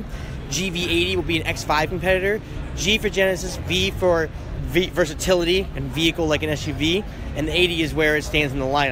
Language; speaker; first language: English; native; English